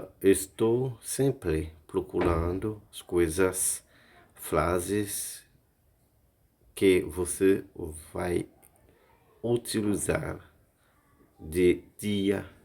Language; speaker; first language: Portuguese; non-native, learner; Haitian Creole